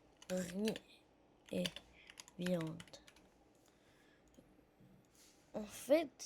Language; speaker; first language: French; non-native, learner; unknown